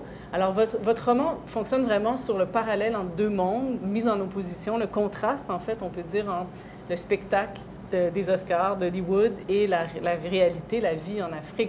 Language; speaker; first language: French; native; French